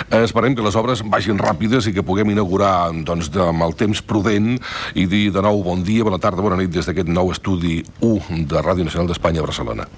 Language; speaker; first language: Catalan; native; Catalan